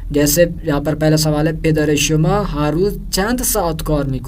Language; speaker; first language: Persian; non-native, fluent; Urdu